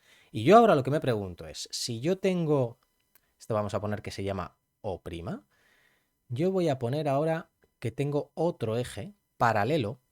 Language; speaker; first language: Spanish; native; Spanish